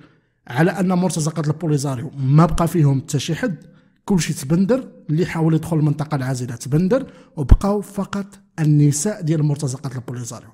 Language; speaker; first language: Arabic; native; Arabic